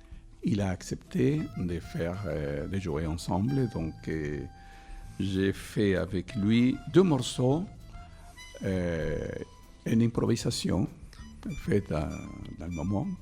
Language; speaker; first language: French; non-native, fluent; Spanish